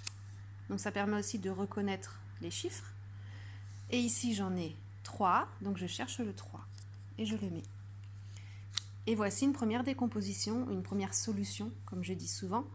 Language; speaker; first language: French; native; French